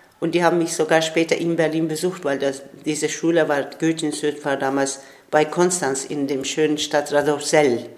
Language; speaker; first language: German; non-native, fluent; Turkish